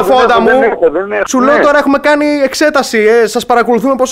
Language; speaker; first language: Greek; native; Greek